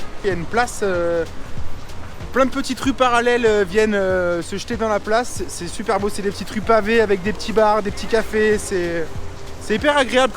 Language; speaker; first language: French; native; French